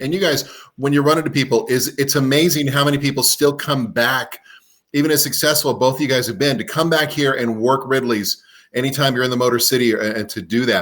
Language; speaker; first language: English; native; English